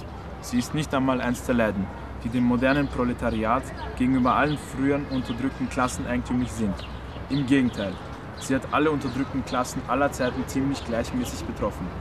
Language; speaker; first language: German; native; German